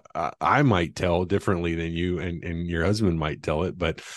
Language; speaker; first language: English; native; English